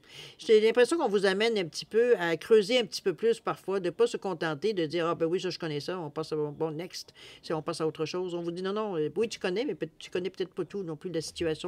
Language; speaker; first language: French; native; French